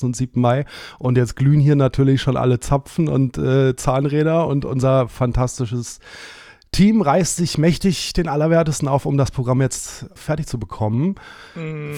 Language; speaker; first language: German; native; German